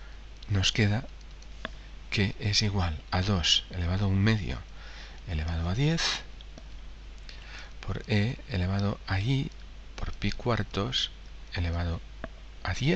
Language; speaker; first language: Spanish; native; Spanish